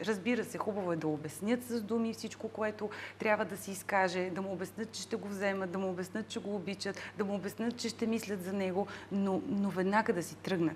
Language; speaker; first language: Bulgarian; native; Bulgarian